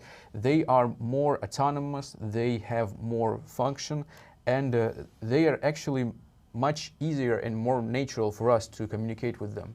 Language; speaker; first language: English; non-native, fluent; Russian